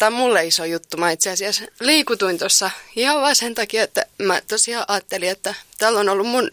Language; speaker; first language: Finnish; native; Finnish